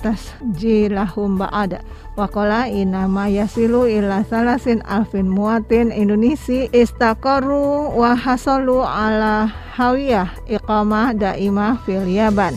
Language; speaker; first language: Arabic; non-native, fluent; Indonesian